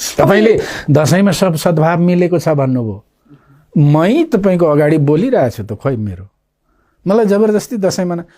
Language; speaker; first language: Nepali; non-native, local second language; Limbu